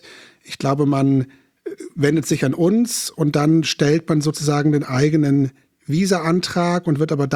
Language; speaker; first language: German; native; German